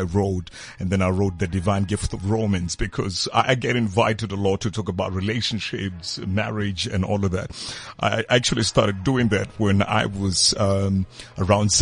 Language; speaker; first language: English; non-native, local second language; Tswana